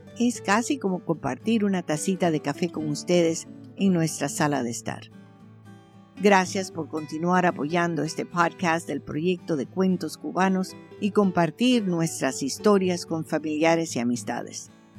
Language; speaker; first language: Spanish; early bilingual, heritage; Spanish